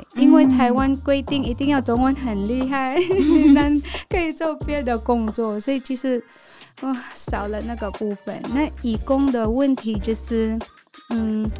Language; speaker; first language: Chinese; non-native, fluent; Filipino